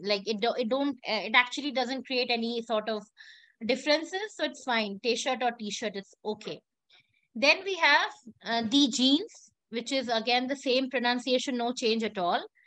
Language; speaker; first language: English; non-native, local second language; Hindi